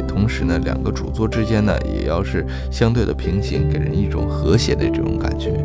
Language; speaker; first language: Chinese; native; Chinese